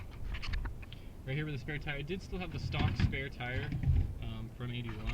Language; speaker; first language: English; native; English